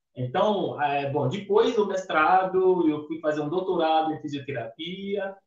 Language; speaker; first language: Portuguese; non-native, fluent; Fon